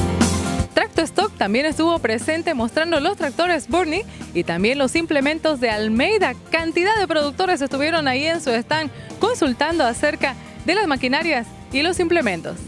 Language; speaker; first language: Spanish; native; Spanish